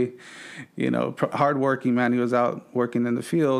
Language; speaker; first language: English; native; English